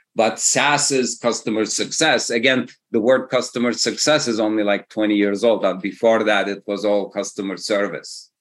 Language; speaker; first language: English; non-native, fluent; Turkish